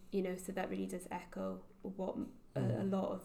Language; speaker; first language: English; native; English